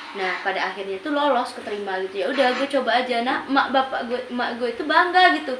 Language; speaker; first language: Indonesian; native; Indonesian